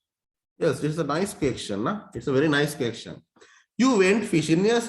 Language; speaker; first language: English; non-native, local second language; Sinhala